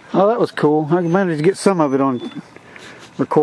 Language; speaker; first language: English; native; English